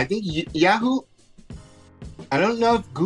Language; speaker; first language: English; early bilingual, other home language; Spanish